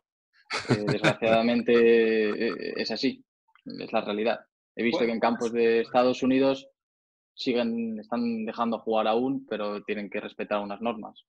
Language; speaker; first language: Spanish; native; Spanish